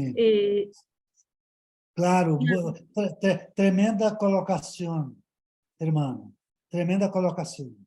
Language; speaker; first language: Spanish; non-native, learner; Portuguese